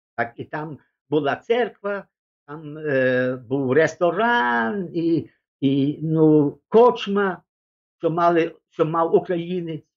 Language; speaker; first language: Ukrainian; early bilingual, heritage; Ukrainian